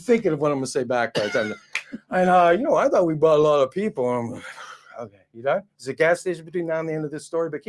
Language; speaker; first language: English; native; English